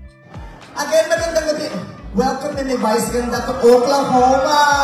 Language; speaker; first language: Filipino; native; Filipino